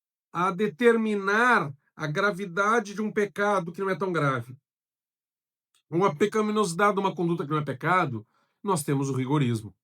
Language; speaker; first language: Portuguese; native; Portuguese